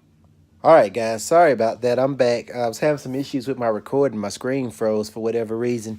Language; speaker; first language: English; native; English